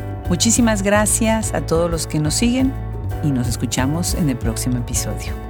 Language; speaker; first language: Spanish; native; Spanish